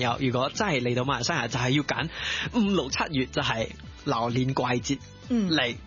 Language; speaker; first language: Cantonese; early bilingual, heritage; Cantonese